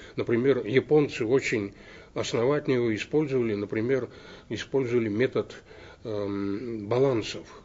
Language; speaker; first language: Russian; native; Russian